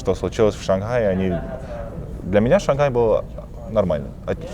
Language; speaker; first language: Russian; early bilingual, heritage; Russian